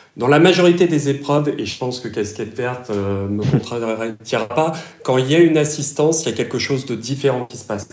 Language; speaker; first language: French; native; French